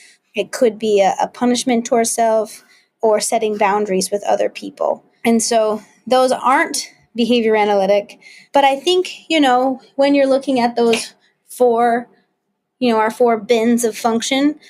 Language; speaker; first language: English; native; English